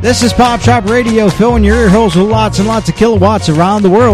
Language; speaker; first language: English; native; English